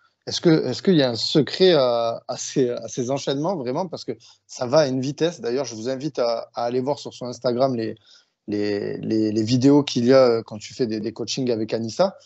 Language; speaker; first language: French; native; French